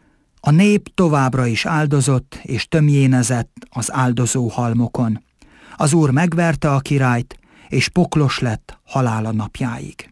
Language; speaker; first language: Hungarian; native; Hungarian